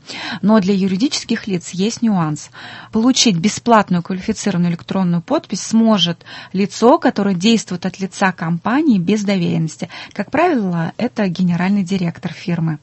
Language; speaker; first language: Russian; native; Russian